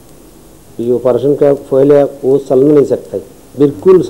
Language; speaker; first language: Hindi; non-native, learner; Bangla